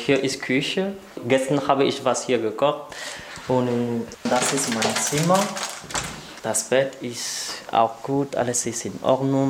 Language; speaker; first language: German; non-native, learner; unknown